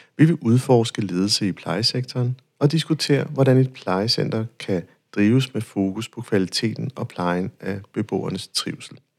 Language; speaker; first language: Danish; non-native, fluent; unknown